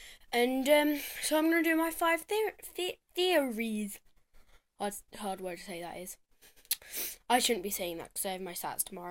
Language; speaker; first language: English; native; English